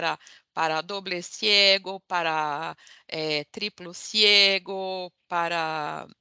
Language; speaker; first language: Spanish; non-native, fluent; Portuguese